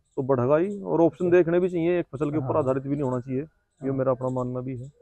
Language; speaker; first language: Hindi; native; Hindi